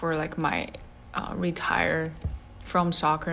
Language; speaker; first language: English; non-native, fluent; Chinese